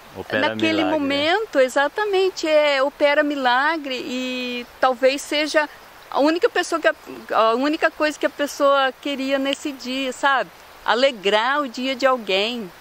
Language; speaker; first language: Portuguese; native; Portuguese